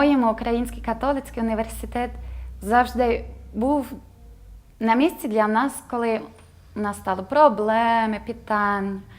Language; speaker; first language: Ukrainian; non-native, fluent; German